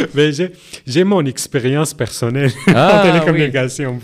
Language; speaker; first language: French; non-native, learner; Arabic